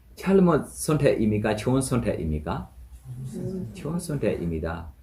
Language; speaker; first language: Korean; non-native, fluent; Burmese